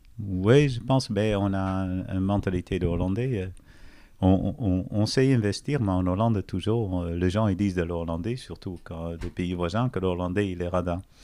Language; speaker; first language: French; non-native, fluent; Dutch